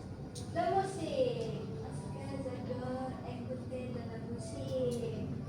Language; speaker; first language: French; non-native, learner; Indonesian